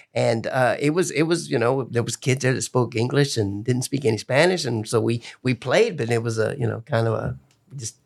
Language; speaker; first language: English; early bilingual, other home language; Spanish